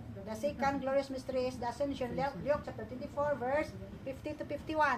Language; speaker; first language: English; non-native, local second language; Filipino